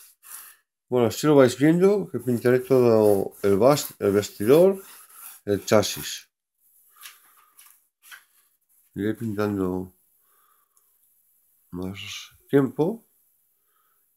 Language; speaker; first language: Spanish; non-native, local second language; Catalan